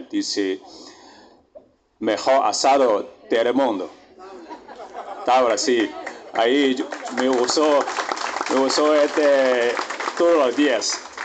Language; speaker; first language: Spanish; non-native, learner; Chinese